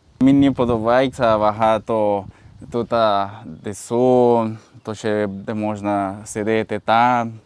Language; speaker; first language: Ukrainian; non-native, learner; Spanish